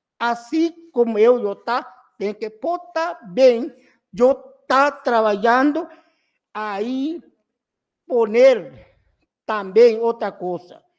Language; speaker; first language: Portuguese; non-native, learner; Spanish